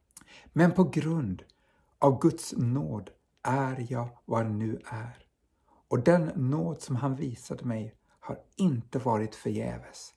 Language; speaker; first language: Swedish; native; Swedish